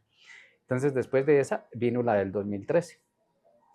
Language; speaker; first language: Spanish; native; Spanish